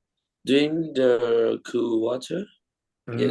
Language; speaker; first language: English; non-native, learner; Thai